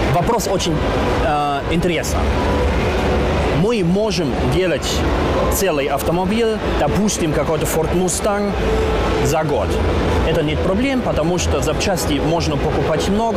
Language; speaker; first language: Russian; non-native, learner; German